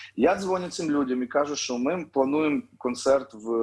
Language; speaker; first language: Ukrainian; native; Ukrainian